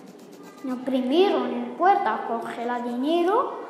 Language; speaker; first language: Spanish; non-native, learner; Arabic